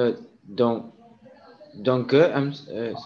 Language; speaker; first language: French; non-native, learner; English